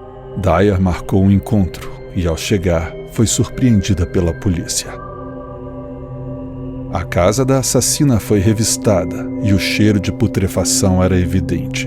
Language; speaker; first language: Portuguese; native; Portuguese